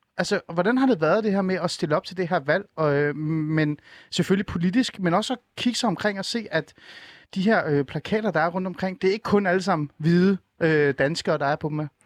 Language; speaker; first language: Danish; early bilingual, other home language; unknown